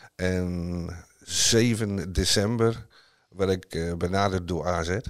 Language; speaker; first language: Dutch; non-native, fluent; English